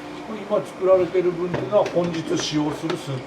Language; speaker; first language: Japanese; native; Japanese